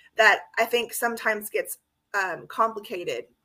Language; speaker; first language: English; native; English